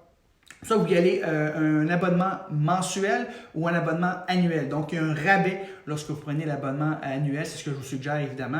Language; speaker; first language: French; native; French